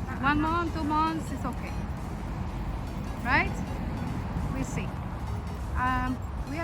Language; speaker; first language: English; non-native, fluent; Spanish